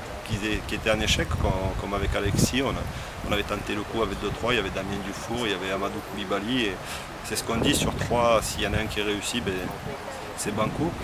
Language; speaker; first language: French; native; French